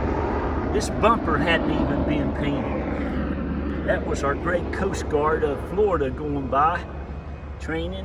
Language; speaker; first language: English; native; English